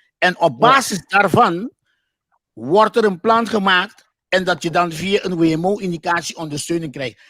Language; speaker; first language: Dutch; non-native, local second language; Papiamento